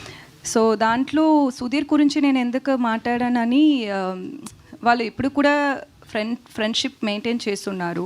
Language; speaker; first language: Telugu; non-native, learner; Tamil